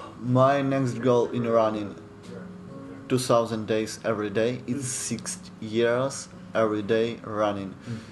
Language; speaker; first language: English; non-native, learner; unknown